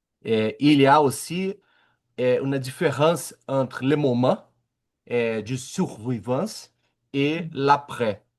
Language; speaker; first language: French; non-native, learner; Portuguese